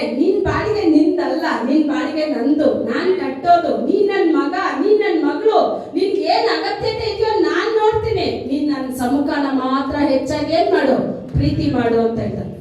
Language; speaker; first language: Kannada; non-native, local second language; Tamil